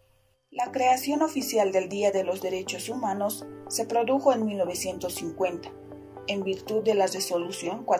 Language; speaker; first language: Spanish; native; Spanish